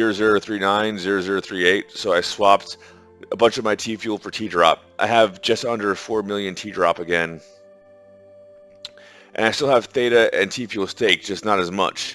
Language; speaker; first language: English; native; English